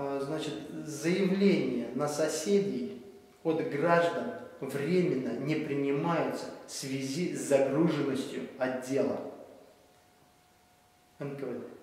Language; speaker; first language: Russian; native; Russian